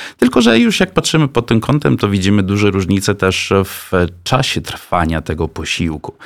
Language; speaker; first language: Polish; non-native, fluent; Italian